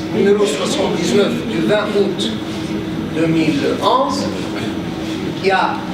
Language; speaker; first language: French; non-native, local second language; Arabic